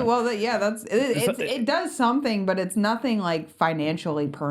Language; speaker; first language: English; native; English